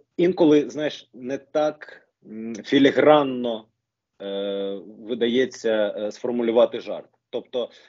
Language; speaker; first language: Ukrainian; non-native, local second language; Russian